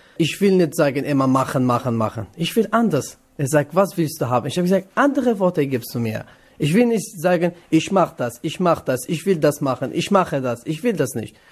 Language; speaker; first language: German; non-native, learner; Kurdish